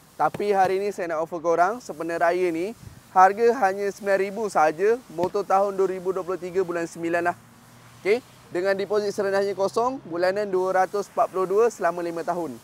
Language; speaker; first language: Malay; native; Malay